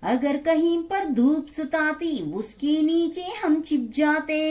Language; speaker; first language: Hindi; non-native, local second language; Telugu